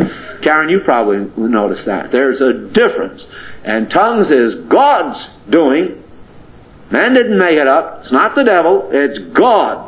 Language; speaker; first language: English; native; English